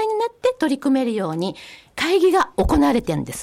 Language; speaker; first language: Japanese; native; Japanese